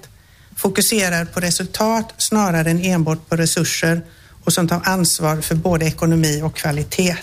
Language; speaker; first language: Swedish; native; Swedish